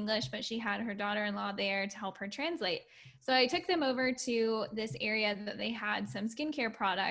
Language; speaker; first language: English; native; English